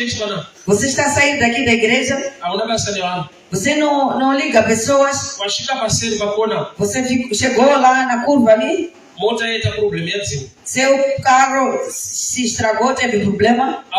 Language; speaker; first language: Portuguese; non-native, local second language; Shona